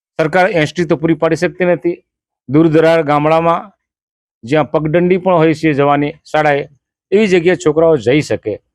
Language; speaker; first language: Gujarati; native; Gujarati